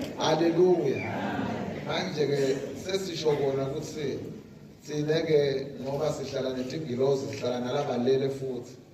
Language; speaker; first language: Zulu; non-native, local second language; Swati